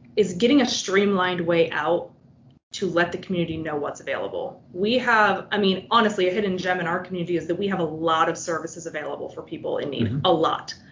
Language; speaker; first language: English; native; English